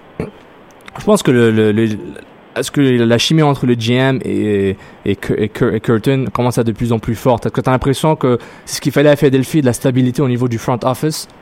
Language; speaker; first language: French; native; French